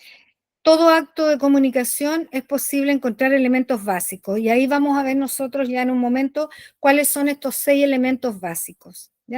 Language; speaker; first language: Spanish; native; Spanish